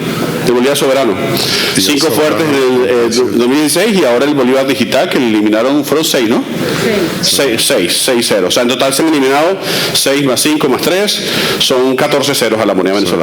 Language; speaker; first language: Spanish; native; Spanish